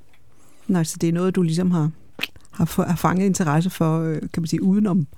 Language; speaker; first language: Danish; native; Danish